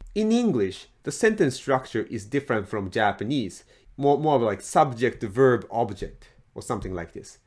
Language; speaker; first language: English; non-native, fluent; Japanese